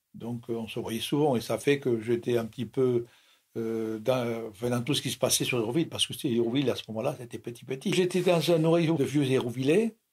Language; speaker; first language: French; native; French